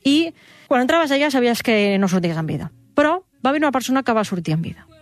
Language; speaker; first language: Catalan; native; Catalan